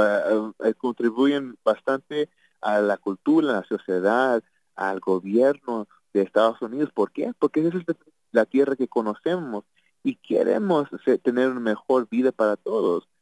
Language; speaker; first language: Spanish; early bilingual, heritage; Spanish